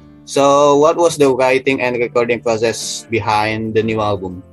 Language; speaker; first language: English; non-native, fluent; Indonesian